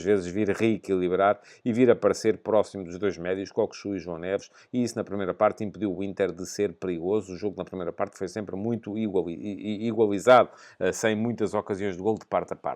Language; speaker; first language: Portuguese; native; Portuguese